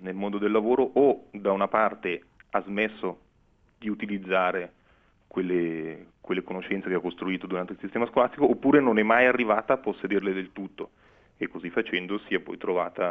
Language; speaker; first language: Italian; native; Italian